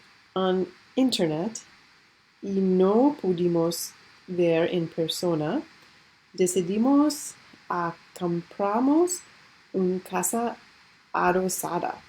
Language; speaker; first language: Spanish; non-native, learner; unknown